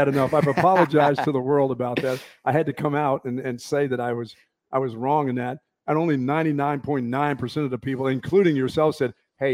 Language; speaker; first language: English; native; English